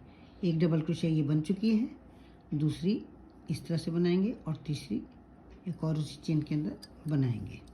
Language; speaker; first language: Hindi; native; Hindi